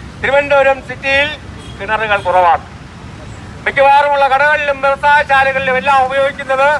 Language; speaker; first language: Malayalam; native; Malayalam